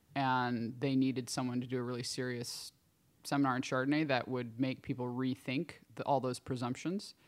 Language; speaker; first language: English; native; English